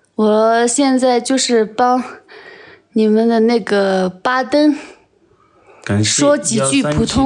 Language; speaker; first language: Chinese; non-native, local second language; Tibetan